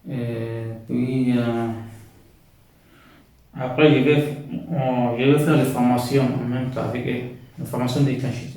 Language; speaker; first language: French; non-native, fluent; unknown